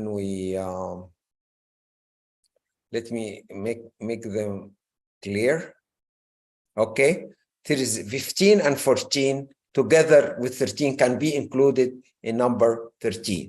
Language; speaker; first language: English; non-native, fluent; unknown